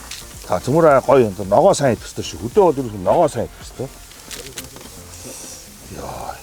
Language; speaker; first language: Mongolian; native; Mongolian